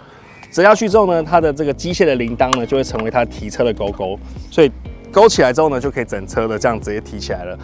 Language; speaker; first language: Chinese; native; Chinese